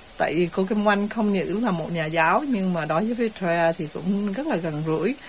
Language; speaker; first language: Vietnamese; native; Vietnamese